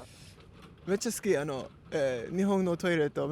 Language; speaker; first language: Japanese; non-native, learner; English